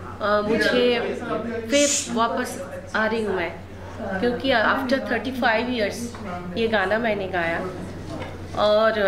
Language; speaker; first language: Hindi; non-native, local second language; Bangla